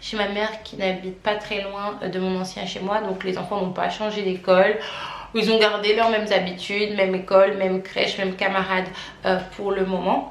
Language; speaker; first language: French; native; French